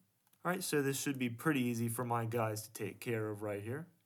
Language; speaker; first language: English; native; English